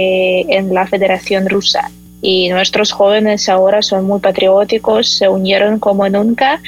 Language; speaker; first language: Spanish; non-native, fluent; Ukrainian